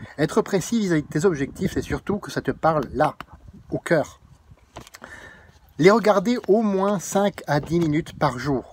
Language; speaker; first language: French; native; French